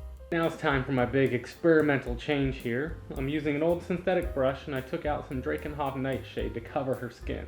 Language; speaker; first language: English; native; English